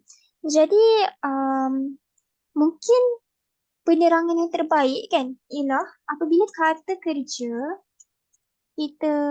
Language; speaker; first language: Malay; native; Malay